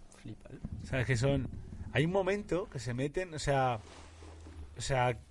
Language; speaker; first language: Spanish; native; Spanish